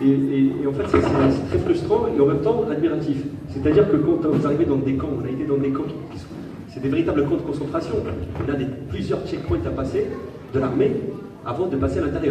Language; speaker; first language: French; native; French